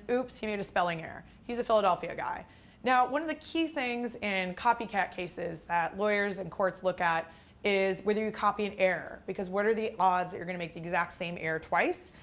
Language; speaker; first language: English; native; English